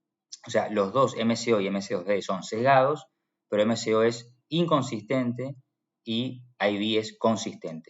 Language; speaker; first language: Spanish; native; Spanish